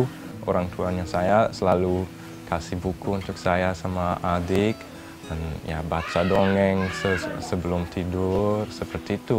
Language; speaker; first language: Indonesian; non-native, fluent; German